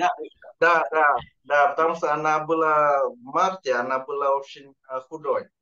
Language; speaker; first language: Russian; non-native, fluent; Vietnamese